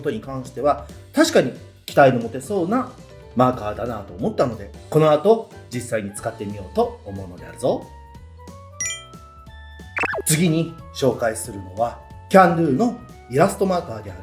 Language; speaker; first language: Japanese; native; Japanese